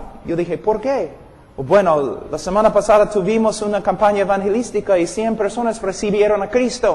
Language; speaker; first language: Spanish; non-native, fluent; English